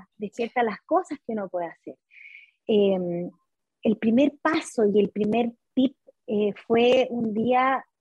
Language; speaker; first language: Spanish; native; Spanish